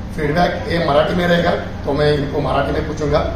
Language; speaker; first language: Hindi; non-native, local second language; Marathi